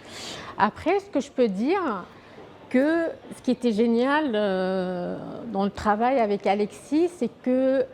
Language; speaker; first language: French; non-native, fluent; Arabic